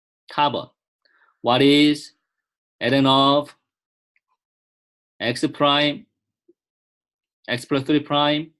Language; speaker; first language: English; non-native, fluent; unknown